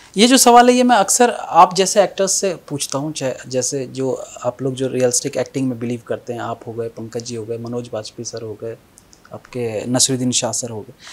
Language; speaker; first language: Hindi; native; Hindi